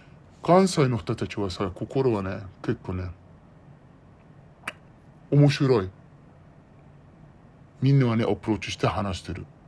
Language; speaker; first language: Japanese; non-native, learner; Arabic